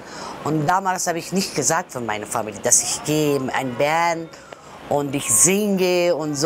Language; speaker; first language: German; non-native, learner; Persian